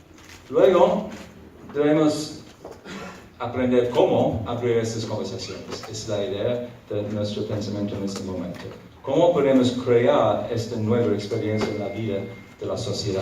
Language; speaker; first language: Spanish; non-native, fluent; English